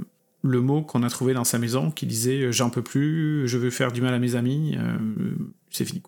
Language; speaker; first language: French; native; French